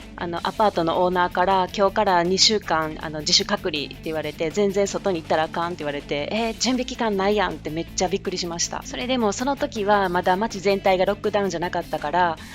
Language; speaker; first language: Japanese; native; Japanese